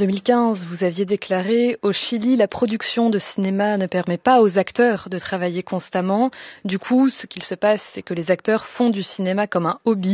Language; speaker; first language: French; native; French